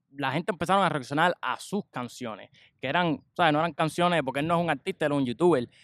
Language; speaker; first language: Spanish; native; Spanish